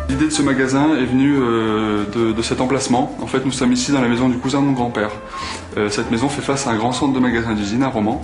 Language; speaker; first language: French; native; French